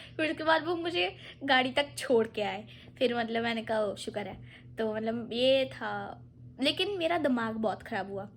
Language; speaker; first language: Urdu; native; Urdu